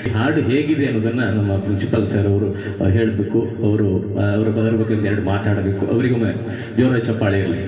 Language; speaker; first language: Kannada; native; Kannada